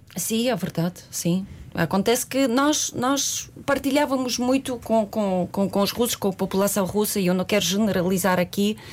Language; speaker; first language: Portuguese; non-native, fluent; Russian